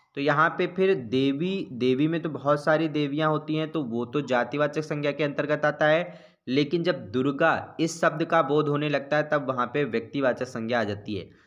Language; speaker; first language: Hindi; native; Hindi